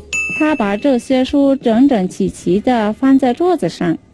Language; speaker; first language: Chinese; non-native, fluent; Mongolian